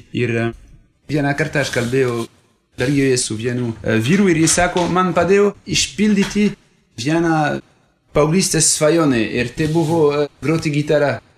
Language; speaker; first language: Lithuanian; non-native, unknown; French